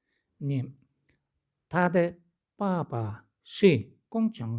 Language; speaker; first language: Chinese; non-native, learner; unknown